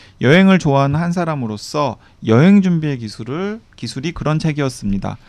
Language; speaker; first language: Korean; native; Korean